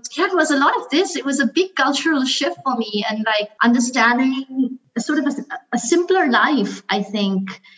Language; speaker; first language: English; non-native, local second language; Urdu